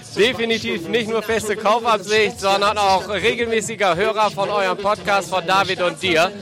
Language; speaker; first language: German; native; German